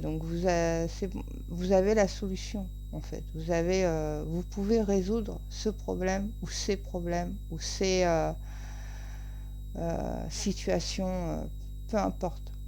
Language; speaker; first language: French; native; French